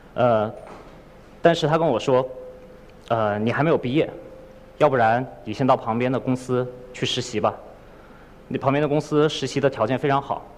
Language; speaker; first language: Chinese; native; Chinese